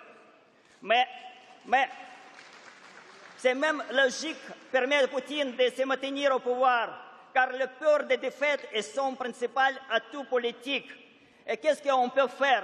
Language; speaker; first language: French; non-native, fluent; Russian